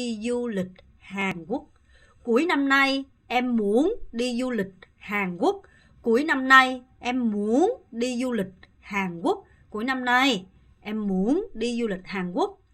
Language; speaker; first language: Vietnamese; non-native, fluent; Korean